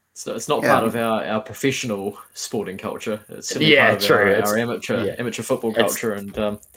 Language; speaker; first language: English; native; English